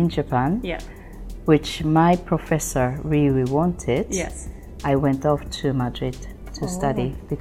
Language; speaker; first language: English; non-native, fluent; Japanese